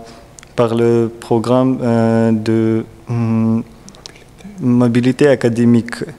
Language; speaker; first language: French; non-native, learner; Russian